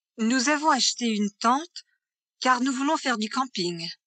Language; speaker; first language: French; native; French